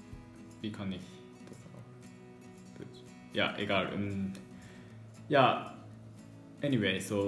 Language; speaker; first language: German; non-native, learner; Japanese